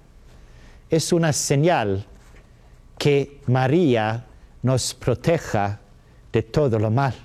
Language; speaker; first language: Spanish; non-native, learner; Swedish